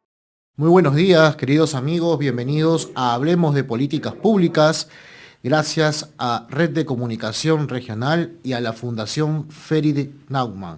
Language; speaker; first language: Spanish; native; Spanish